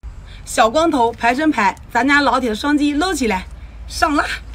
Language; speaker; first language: Chinese; native; Chinese